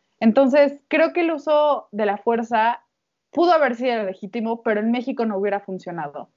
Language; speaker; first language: Spanish; native; Spanish